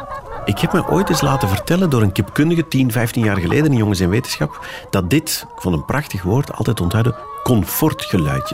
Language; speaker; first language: Dutch; native; Dutch